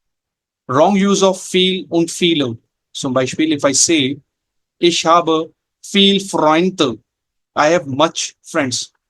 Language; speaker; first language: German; non-native, fluent; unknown